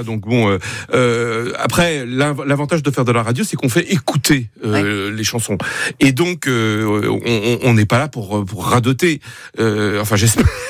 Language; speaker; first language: French; native; French